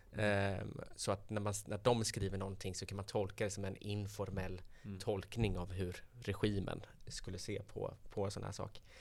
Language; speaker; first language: Swedish; native; Swedish